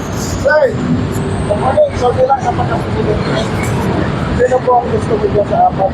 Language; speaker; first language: Filipino; native; Filipino